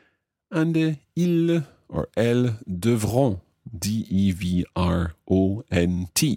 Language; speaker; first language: French; non-native, fluent; English